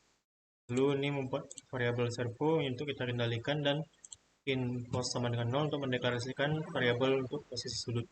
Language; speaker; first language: Indonesian; native; Indonesian